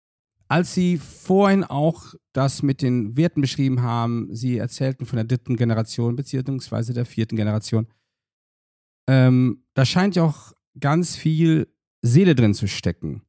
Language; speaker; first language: German; native; German